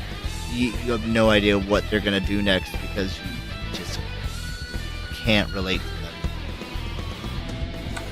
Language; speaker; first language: English; native; English